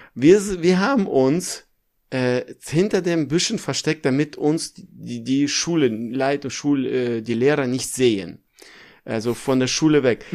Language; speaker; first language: German; early bilingual, other home language; Russian